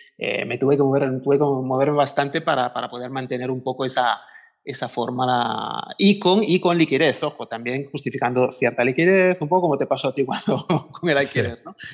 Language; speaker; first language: Spanish; non-native, fluent; Italian